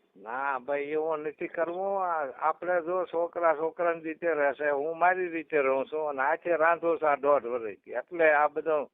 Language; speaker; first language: Gujarati; native; Gujarati